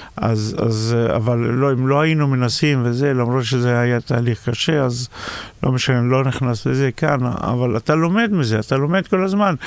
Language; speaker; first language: Hebrew; non-native, local second language; Arabic